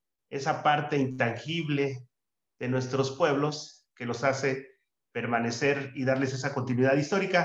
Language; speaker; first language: Spanish; native; Spanish